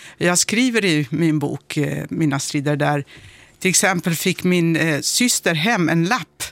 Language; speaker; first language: Swedish; early bilingual, other home language; Kurdish